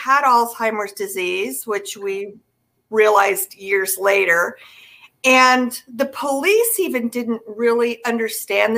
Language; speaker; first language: English; native; English